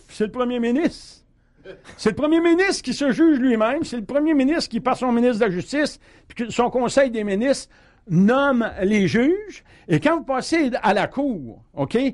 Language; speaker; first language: French; native; French